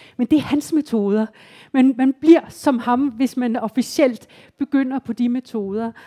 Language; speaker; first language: Danish; native; Danish